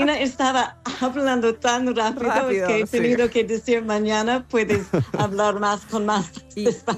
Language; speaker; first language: Spanish; non-native, fluent; English